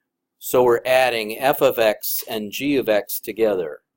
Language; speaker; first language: English; native; English